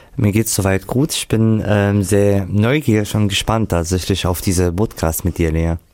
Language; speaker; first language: German; non-native, fluent; Arabic